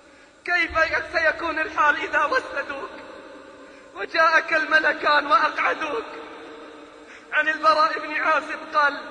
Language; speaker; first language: Arabic; native; Arabic